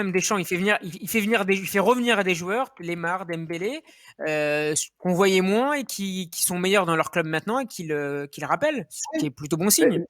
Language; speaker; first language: French; native; French